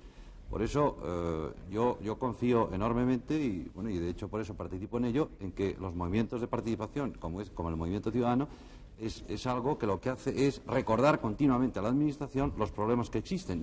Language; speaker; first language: Spanish; native; Spanish